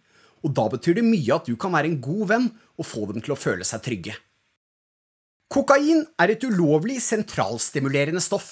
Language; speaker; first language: Norwegian; native; Norwegian